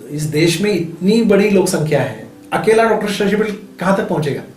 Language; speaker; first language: Hindi; non-native, local second language; Marathi